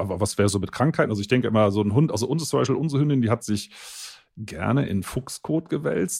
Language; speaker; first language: German; native; German